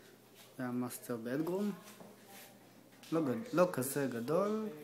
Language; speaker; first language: Hebrew; native; Hebrew